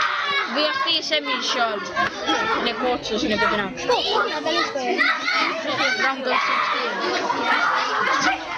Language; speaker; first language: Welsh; native; Welsh